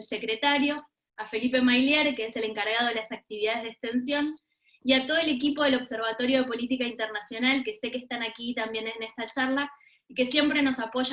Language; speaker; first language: Spanish; native; Spanish